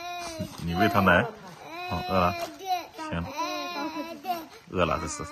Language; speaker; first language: Chinese; native; Chinese